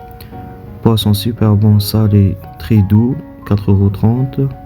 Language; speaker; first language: French; non-native, local second language; Arabic